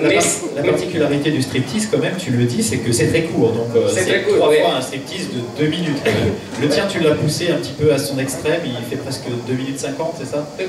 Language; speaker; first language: French; native; French